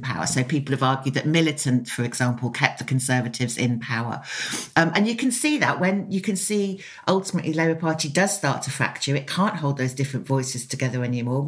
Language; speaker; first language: English; native; English